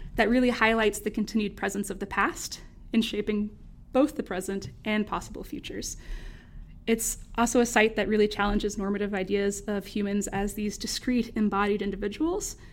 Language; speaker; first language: English; native; English